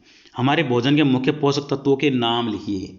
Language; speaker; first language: Hindi; native; Hindi